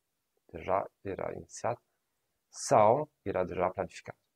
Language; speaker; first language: Romanian; non-native, fluent; German